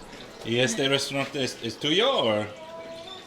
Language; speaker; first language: Spanish; non-native, learner; English